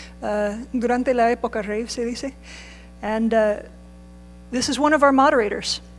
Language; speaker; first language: English; native; English